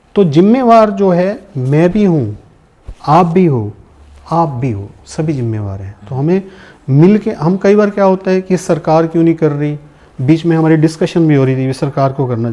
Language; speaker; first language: Hindi; non-native, local second language; Punjabi